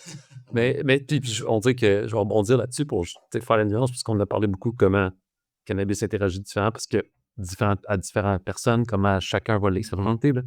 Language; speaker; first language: French; native; French